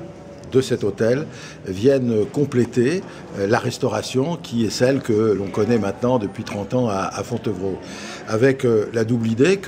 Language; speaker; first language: French; native; French